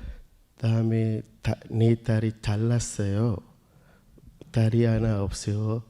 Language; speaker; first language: Korean; non-native, learner; Sinhala